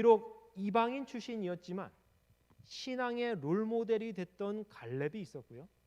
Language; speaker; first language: Korean; native; Korean